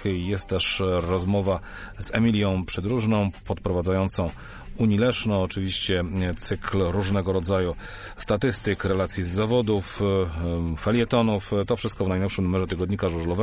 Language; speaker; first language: Polish; native; Polish